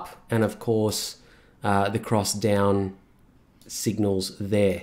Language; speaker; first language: English; native; English